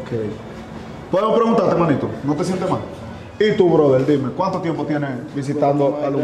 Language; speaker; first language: Spanish; native; Spanish